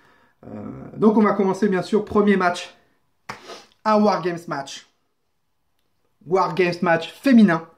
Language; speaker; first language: French; native; French